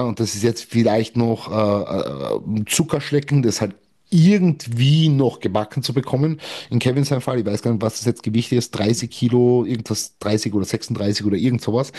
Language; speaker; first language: German; native; German